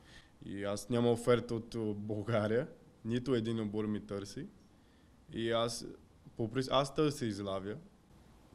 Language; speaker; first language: Bulgarian; non-native, learner; Portuguese